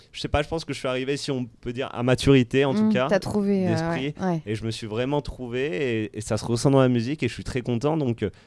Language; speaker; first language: French; native; French